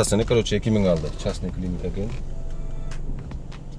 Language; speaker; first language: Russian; non-native, local second language; Kyrgyz